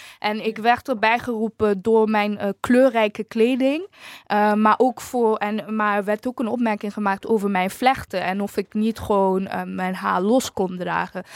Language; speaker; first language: Dutch; early bilingual, other home language; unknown